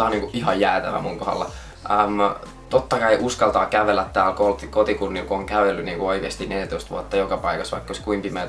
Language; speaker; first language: Finnish; native; Finnish